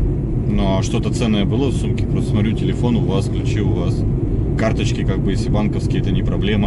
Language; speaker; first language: Russian; native; Russian